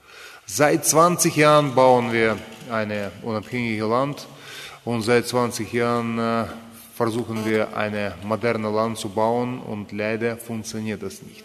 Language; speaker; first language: German; non-native, fluent; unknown